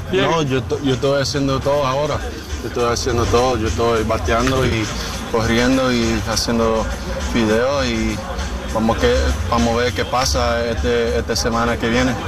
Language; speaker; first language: Spanish; early bilingual, heritage; Spanish